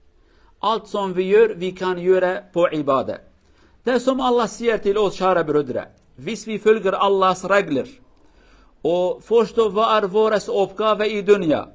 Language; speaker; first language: Swedish; non-native, learner; Kurdish